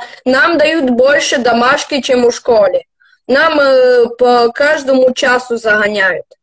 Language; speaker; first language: Russian; non-native, local second language; Ukrainian